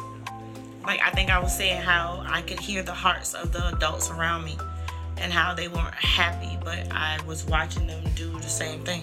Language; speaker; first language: English; native; English